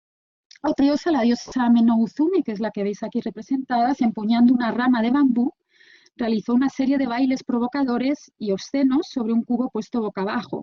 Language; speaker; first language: Spanish; native; Spanish